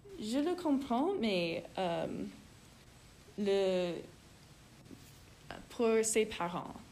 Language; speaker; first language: French; non-native, learner; English